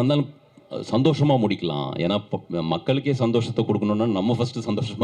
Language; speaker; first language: Tamil; native; Tamil